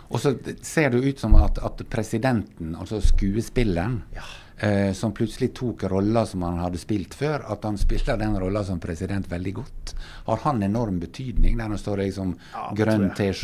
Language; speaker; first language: Norwegian; native; Norwegian